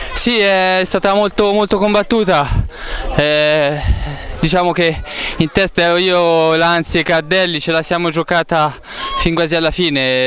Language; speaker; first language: Italian; native; Italian